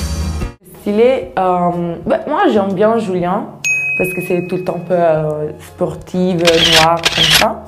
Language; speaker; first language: French; non-native, learner; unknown